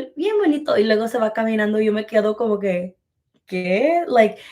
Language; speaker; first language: Spanish; early bilingual, heritage; Spanish